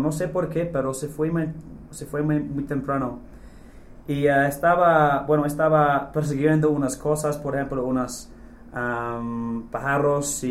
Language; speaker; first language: Spanish; non-native, fluent; English